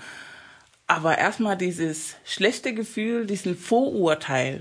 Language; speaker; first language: German; early bilingual, other home language; Spanish